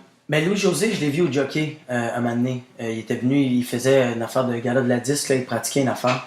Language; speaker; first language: French; native; French